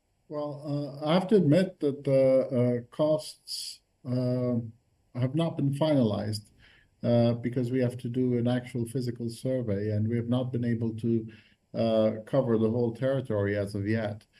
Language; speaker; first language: English; non-native, fluent; Arabic